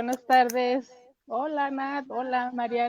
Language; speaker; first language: Spanish; native; Spanish